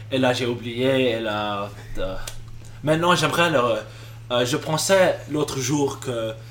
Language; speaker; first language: French; non-native, local second language; English